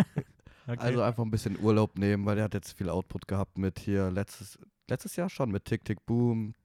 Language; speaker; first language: German; native; German